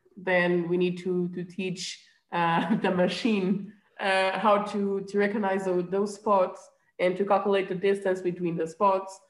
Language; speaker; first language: English; non-native, fluent; Portuguese